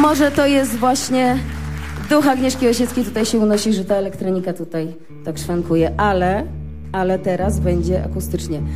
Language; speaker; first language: Polish; native; Polish